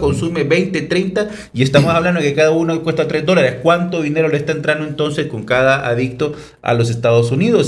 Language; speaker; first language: Spanish; native; Spanish